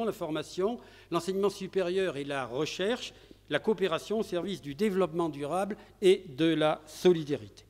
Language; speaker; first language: French; native; French